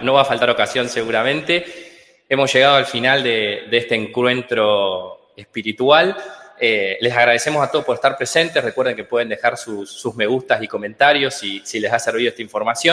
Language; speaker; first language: Spanish; native; Spanish